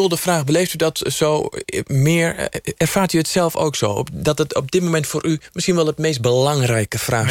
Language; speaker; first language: Dutch; native; Dutch